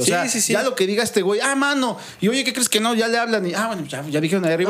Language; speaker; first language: Spanish; native; Spanish